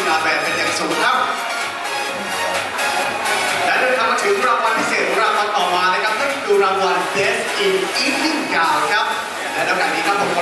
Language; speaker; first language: Thai; native; Thai